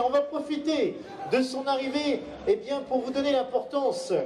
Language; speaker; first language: French; native; French